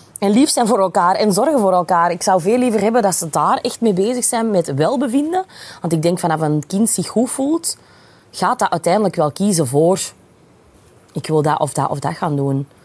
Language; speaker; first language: Dutch; native; Dutch